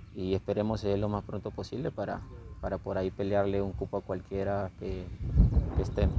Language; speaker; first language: Spanish; native; Spanish